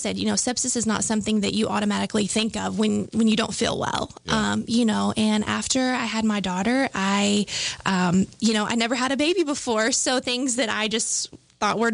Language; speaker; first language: English; native; English